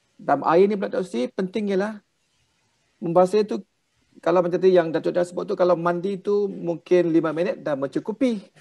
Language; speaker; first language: Malay; non-native, local second language; Thai